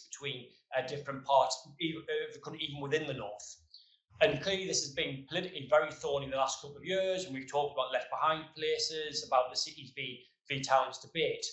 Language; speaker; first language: English; native; English